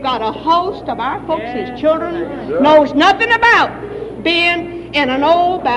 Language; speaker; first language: English; native; English